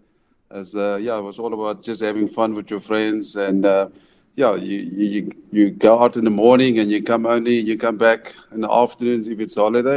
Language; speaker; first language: English; non-native, local second language; Afrikaans